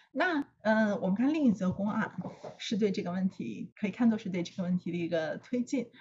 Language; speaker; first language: Chinese; native; Chinese